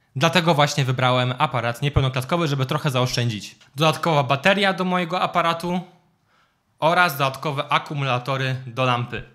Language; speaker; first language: Polish; native; Polish